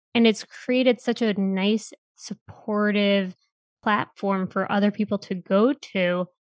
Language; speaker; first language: English; native; English